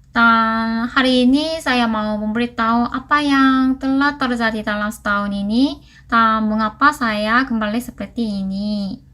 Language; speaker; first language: Indonesian; non-native, learner; Korean